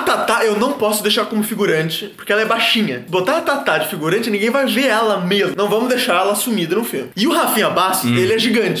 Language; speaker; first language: Portuguese; native; Portuguese